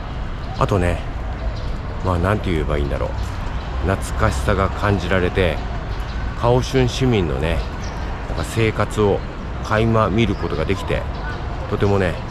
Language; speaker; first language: Japanese; native; Japanese